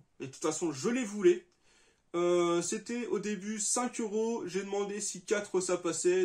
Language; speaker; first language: French; native; French